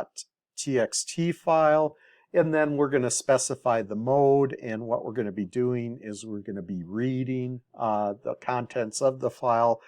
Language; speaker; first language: English; native; English